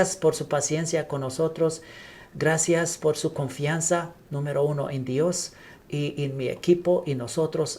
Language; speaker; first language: Spanish; non-native, learner; English